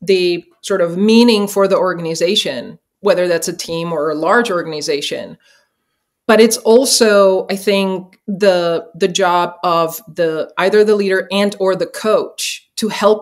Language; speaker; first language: English; non-native, fluent; Czech